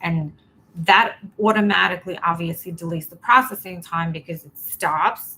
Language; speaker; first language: English; native; English